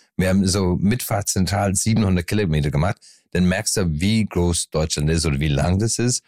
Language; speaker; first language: German; non-native, fluent; English